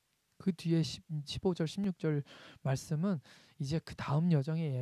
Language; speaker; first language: Korean; native; Korean